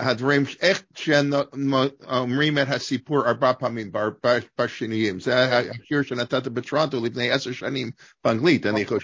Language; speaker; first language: Hebrew; non-native, fluent; English